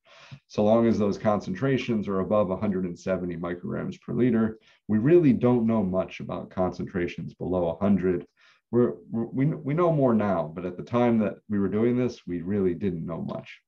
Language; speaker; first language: English; native; English